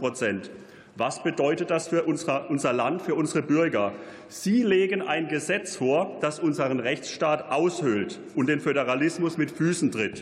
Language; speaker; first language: German; native; German